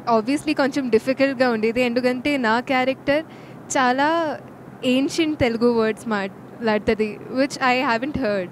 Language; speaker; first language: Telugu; non-native, local second language; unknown